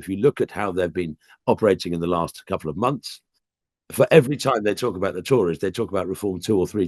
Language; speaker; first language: English; native; English